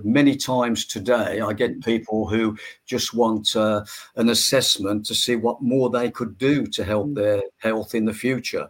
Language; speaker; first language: English; native; English